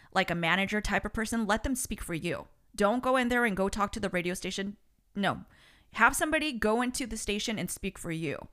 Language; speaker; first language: English; early bilingual, other home language; Spanish